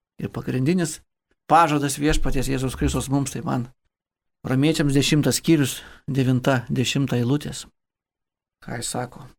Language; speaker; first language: Lithuanian; native; Lithuanian